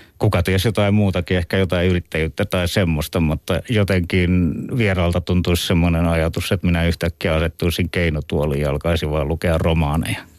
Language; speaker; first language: Finnish; native; Finnish